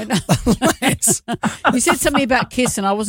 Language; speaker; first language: English; native; English